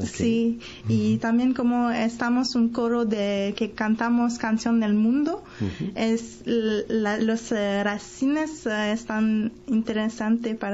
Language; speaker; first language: Spanish; non-native, learner; French